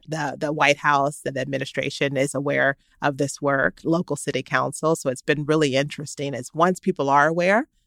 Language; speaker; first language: English; native; English